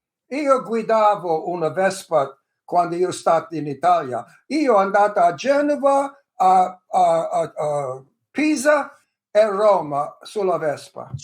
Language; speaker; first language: Italian; early bilingual, heritage; English